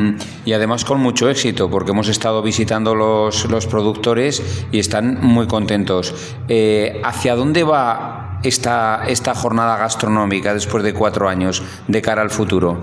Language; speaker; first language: Spanish; native; Spanish